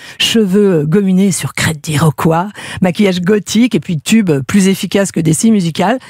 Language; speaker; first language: French; native; French